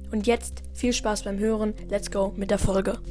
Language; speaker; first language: German; native; German